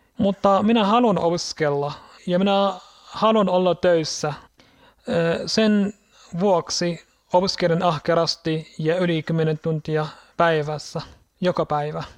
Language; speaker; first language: Finnish; non-native, learner; Arabic